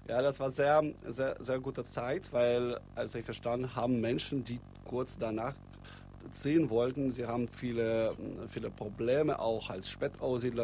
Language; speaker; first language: German; non-native, fluent; Russian